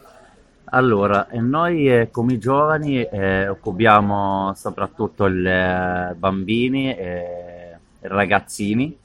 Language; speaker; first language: Italian; non-native, learner; Arabic